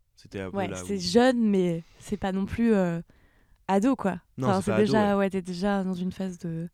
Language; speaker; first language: French; native; French